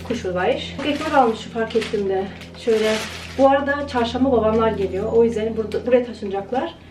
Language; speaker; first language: Turkish; early bilingual, heritage; Turkish